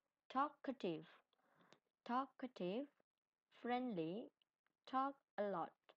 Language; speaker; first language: English; non-native, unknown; Indonesian